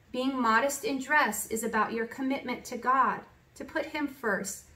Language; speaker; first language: English; native; English